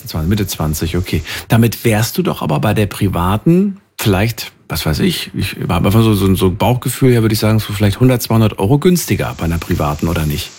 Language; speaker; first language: German; native; German